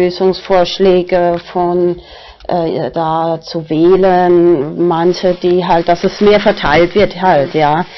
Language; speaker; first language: German; non-native, fluent; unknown